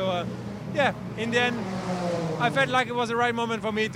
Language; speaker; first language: English; native; English